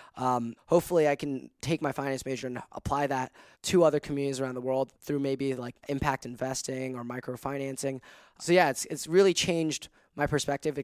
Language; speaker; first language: English; non-native, local second language; Cantonese